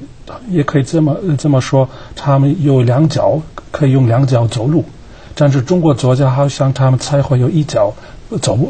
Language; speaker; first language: Chinese; non-native, fluent; German